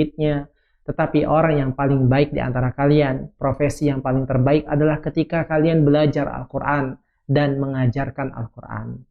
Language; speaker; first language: Indonesian; native; Indonesian